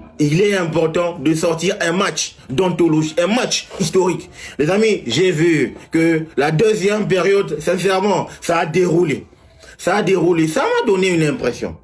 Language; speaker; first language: French; non-native, local second language; Lingala